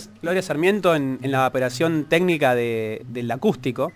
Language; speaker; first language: Spanish; native; Spanish